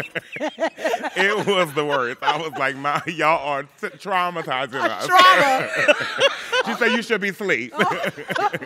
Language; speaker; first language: English; native; English